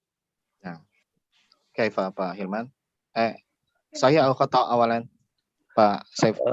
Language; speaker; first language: Indonesian; native; Indonesian